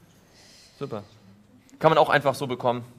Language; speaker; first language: German; native; German